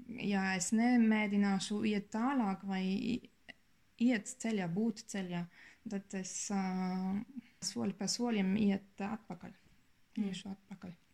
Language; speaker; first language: Latvian; non-native, learner; German